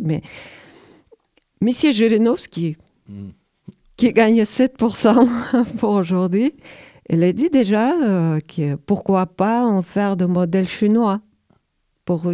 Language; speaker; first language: French; non-native, learner; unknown